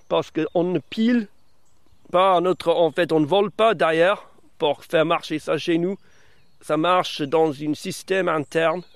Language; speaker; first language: French; early bilingual, other home language; English